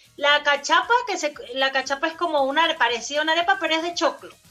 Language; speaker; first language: Spanish; native; Spanish